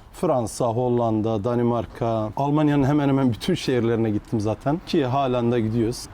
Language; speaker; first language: Turkish; early bilingual, other home language; Zaza